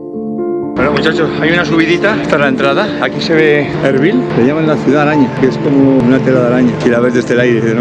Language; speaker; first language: Spanish; native; Spanish